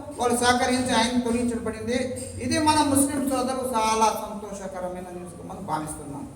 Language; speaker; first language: Telugu; non-native, local second language; Urdu